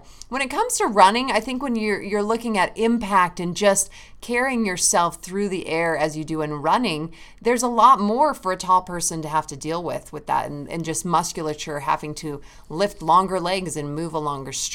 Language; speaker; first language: English; native; English